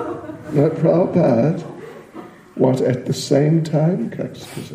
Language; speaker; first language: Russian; non-native, learner; English